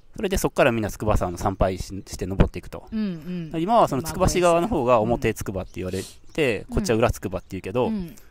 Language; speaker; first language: Japanese; native; Japanese